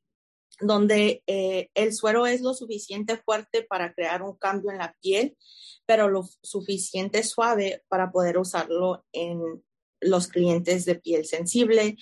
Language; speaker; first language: Spanish; early bilingual, heritage; Spanish